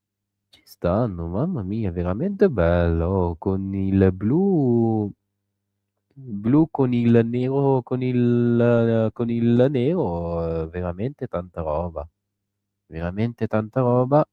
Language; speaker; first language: Italian; native; Italian